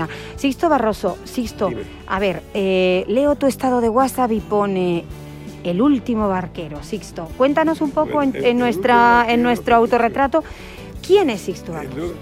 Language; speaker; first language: Spanish; native; Spanish